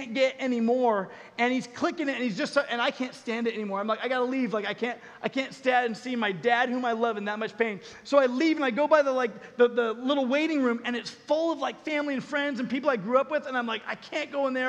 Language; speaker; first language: English; native; English